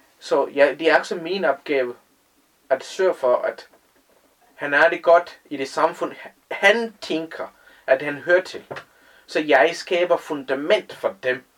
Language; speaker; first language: Danish; non-native, fluent; Tamil